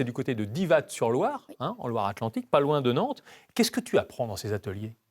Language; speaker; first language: French; native; French